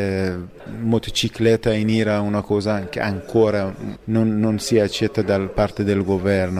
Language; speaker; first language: Italian; non-native, fluent; Persian